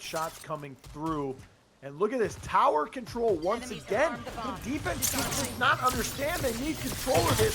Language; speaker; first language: English; native; English